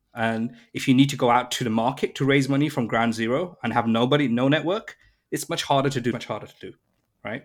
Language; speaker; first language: English; native; English